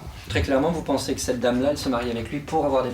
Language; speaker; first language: French; native; French